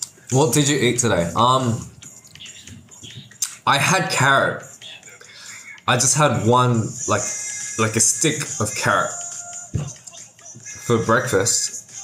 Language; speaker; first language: English; native; English